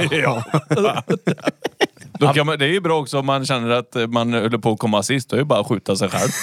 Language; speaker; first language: Swedish; native; Swedish